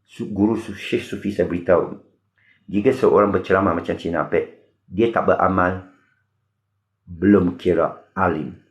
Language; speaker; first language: Malay; non-native, local second language; Min Nan Chinese